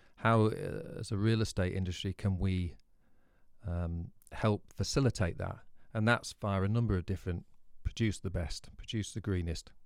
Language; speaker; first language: English; native; English